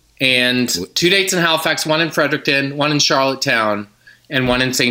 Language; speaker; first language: English; native; English